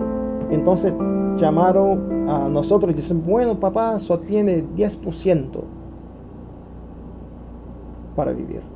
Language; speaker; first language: Spanish; non-native, fluent; Portuguese